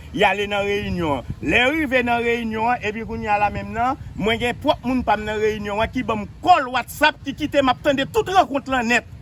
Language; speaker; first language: Haitian Creole; native; Haitian Creole